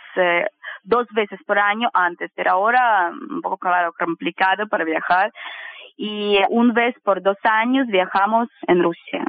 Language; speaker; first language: Spanish; non-native, learner; Russian